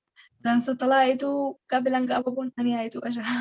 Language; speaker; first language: Indonesian; non-native, learner; Arabic